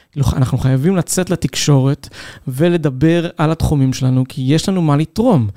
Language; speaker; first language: Hebrew; native; Hebrew